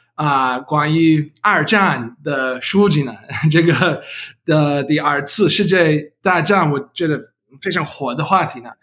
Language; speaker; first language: Chinese; non-native, learner; English